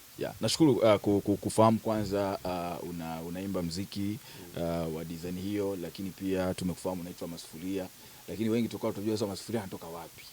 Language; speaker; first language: Swahili; native; Swahili